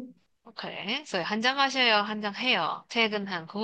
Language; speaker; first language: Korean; non-native, fluent; Chinese